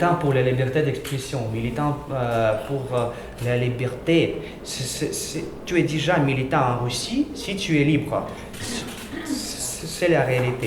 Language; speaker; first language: French; non-native, learner; Russian